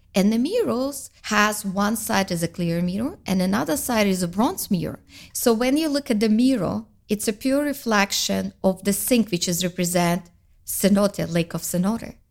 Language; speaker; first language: English; non-native, fluent; Russian